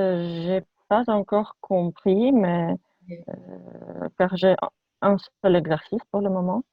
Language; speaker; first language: French; non-native, fluent; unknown